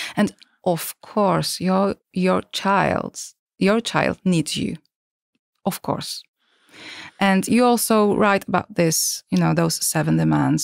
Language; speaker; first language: English; non-native, fluent; Polish